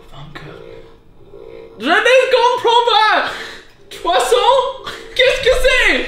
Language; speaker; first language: French; non-native, learner; English